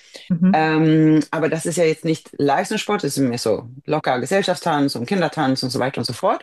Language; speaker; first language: German; non-native, fluent; Swedish